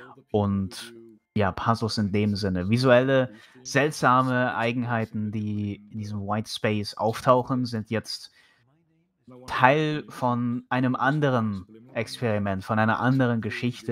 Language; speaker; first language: German; native; German